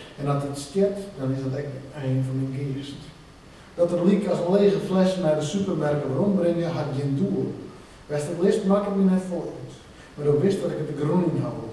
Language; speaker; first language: Dutch; non-native, local second language; Western Frisian